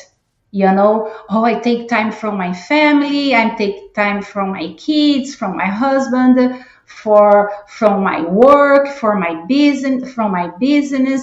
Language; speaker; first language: English; non-native, fluent; Portuguese